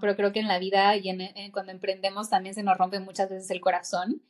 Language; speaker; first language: Spanish; native; Spanish